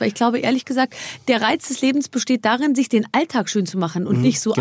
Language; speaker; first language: German; native; German